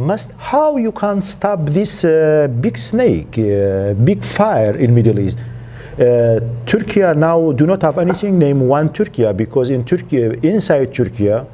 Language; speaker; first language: English; non-native, learner; Central Kurdish